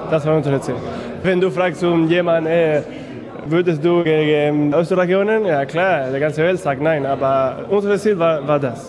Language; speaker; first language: German; non-native, fluent; Spanish